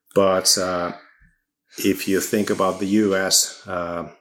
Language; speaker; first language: English; non-native, fluent; Finnish